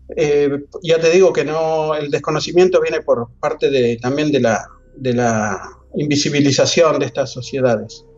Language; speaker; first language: Spanish; native; Spanish